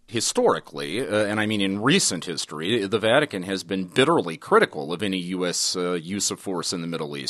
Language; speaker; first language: English; native; English